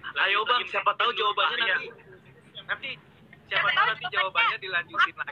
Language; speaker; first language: Indonesian; native; Indonesian